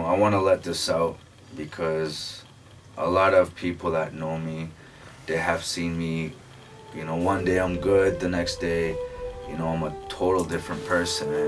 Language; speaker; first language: English; early bilingual, other home language; Spanish